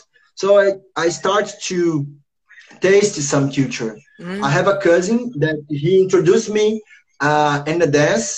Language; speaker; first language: English; non-native, learner; Portuguese